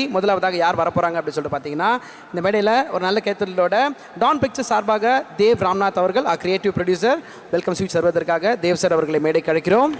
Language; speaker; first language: Tamil; native; Tamil